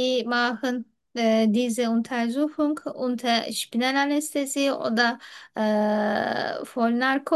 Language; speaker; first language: German; non-native, learner; Turkish